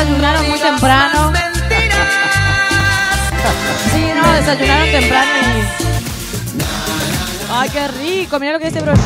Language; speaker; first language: Spanish; native; Spanish